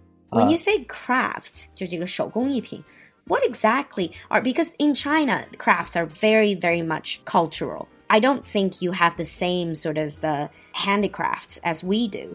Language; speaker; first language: English; non-native, fluent; Chinese